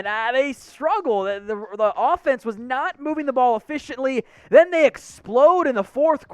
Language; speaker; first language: English; native; English